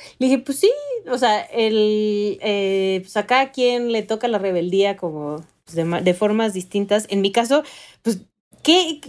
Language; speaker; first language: Spanish; native; Spanish